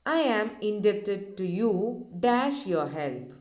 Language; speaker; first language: English; non-native, local second language; Malayalam